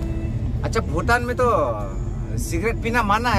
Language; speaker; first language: Hindi; non-native, local second language; Khasi